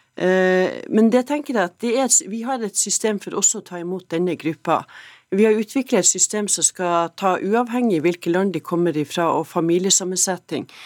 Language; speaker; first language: Norwegian; native; Norwegian